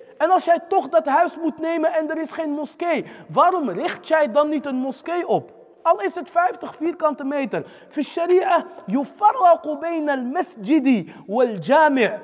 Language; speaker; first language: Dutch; early bilingual, other home language; Arabic